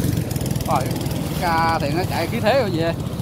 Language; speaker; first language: Vietnamese; native; Vietnamese